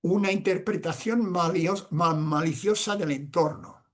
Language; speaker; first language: Spanish; non-native, local second language; Catalan